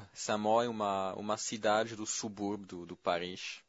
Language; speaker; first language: Portuguese; non-native, fluent; French